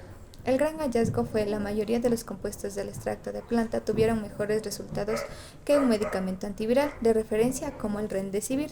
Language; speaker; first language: Spanish; native; Spanish